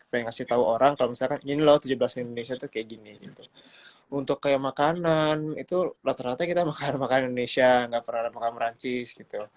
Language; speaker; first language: Indonesian; native; Indonesian